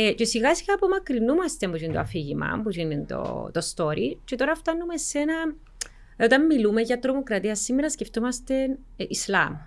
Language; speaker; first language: Greek; native; Greek